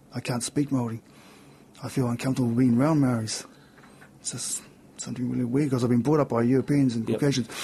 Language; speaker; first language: English; native; English